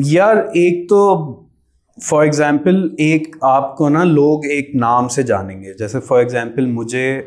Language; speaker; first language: Urdu; native; Urdu